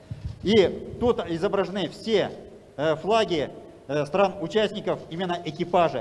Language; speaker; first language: Russian; native; Russian